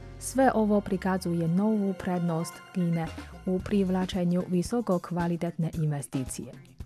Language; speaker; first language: Croatian; non-native, fluent; Chinese